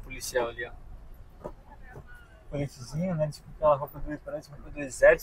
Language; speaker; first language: Portuguese; native; Portuguese